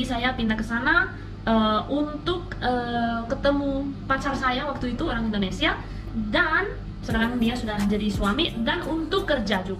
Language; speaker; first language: Indonesian; non-native, fluent; Spanish